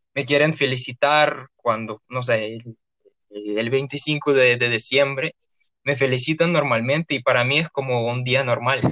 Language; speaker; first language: Spanish; non-native, fluent; Russian